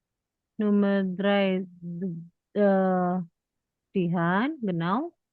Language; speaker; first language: German; non-native, fluent; Indonesian